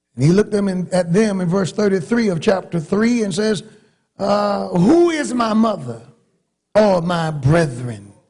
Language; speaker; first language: English; native; English